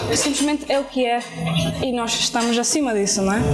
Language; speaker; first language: Portuguese; early bilingual, other home language; Spanish